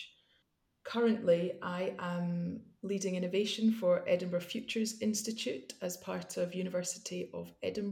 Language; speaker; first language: English; native; English